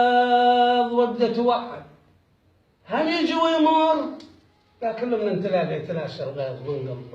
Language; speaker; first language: Arabic; native; Arabic